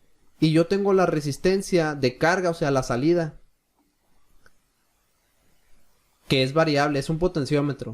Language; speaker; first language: Spanish; native; Spanish